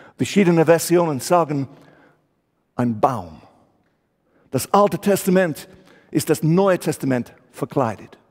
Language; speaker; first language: German; non-native, fluent; English